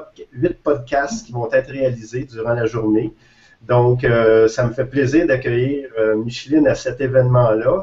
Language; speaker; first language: French; native; French